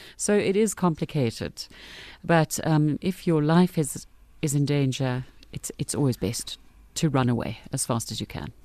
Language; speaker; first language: English; native; English